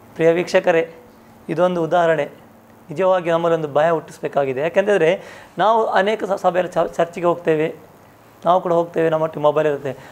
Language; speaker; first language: Kannada; native; Kannada